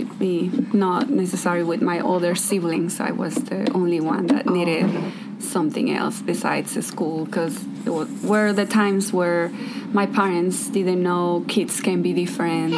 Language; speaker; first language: English; non-native, fluent; Spanish